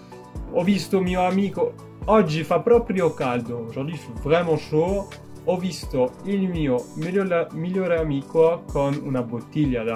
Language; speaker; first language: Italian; non-native, fluent; French